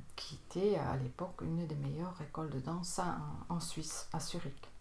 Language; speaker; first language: French; native; French